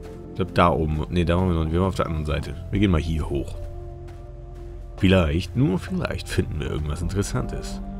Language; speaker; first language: German; native; German